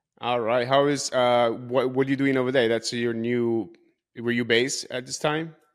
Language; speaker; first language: English; non-native, fluent; Portuguese